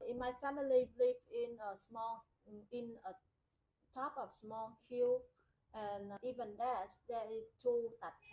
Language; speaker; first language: English; non-native, learner; Vietnamese